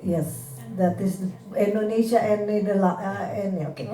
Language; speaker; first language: Dutch; non-native, learner; Indonesian